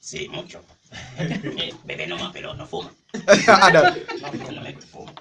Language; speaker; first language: Spanish; non-native, learner; Haitian Creole